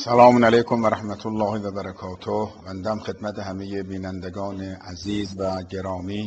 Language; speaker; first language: Persian; native; Persian